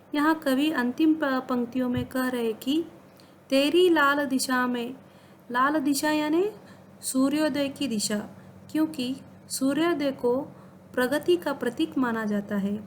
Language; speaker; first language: Hindi; non-native, local second language; Kannada